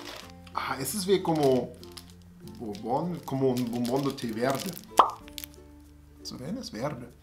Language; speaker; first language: Spanish; non-native, learner; German